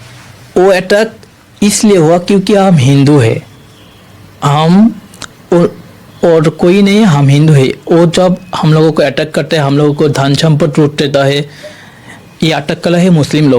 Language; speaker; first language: Hindi; non-native, learner; Bangla